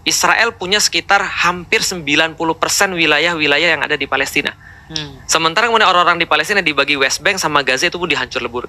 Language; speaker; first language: Indonesian; native; Indonesian